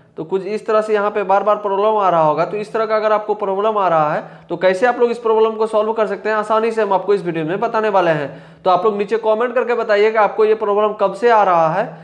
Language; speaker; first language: Hindi; native; Hindi